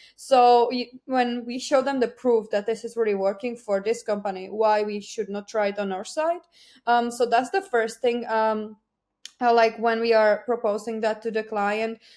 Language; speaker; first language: English; non-native, fluent; Czech